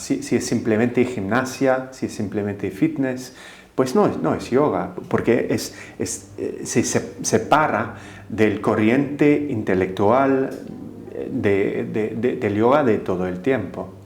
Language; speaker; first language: Spanish; non-native, fluent; English